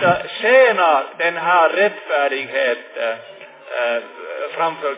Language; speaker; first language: Swedish; non-native, fluent; Finnish